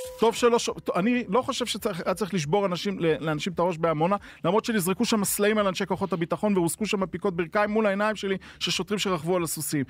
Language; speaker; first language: Hebrew; native; Hebrew